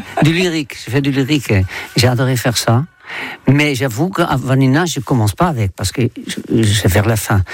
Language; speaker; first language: French; native; French